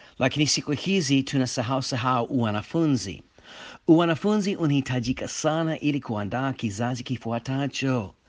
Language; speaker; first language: Swahili; non-native, fluent; English